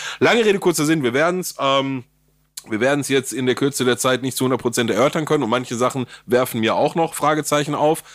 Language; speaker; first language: German; native; German